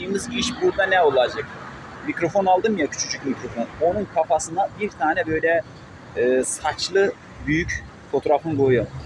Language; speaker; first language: Turkish; native; Turkish